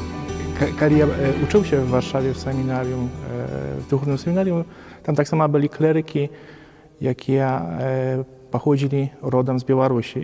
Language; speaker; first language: Polish; non-native, learner; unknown